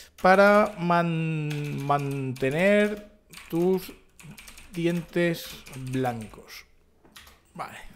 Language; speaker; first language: Spanish; native; Spanish